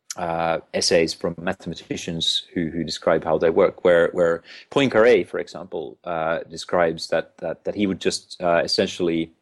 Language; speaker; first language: English; non-native, fluent; Finnish